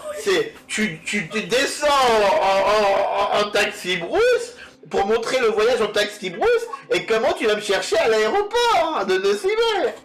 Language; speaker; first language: French; native; French